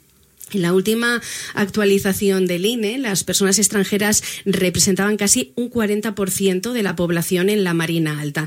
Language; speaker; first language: Spanish; native; Spanish